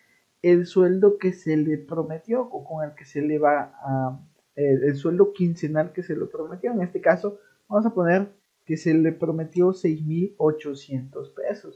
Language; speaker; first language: Spanish; native; Spanish